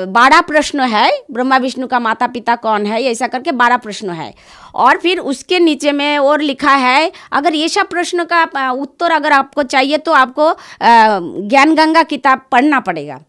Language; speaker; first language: Hindi; non-native, local second language; Bangla